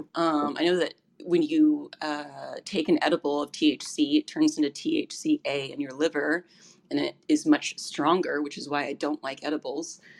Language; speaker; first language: English; native; English